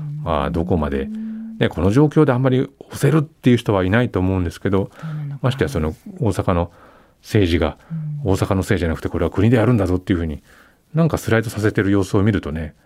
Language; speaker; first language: Japanese; native; Japanese